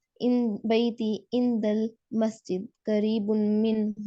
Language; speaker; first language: Arabic; non-native, learner; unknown